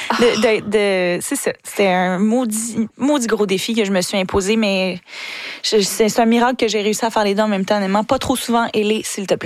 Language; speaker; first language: French; native; French